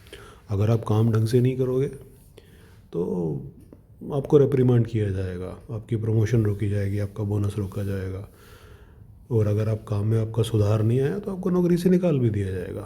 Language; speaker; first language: Hindi; native; Hindi